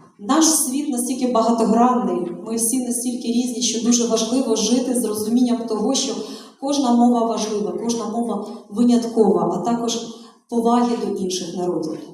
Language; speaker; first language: Ukrainian; native; Ukrainian